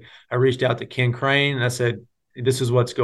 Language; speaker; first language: English; native; English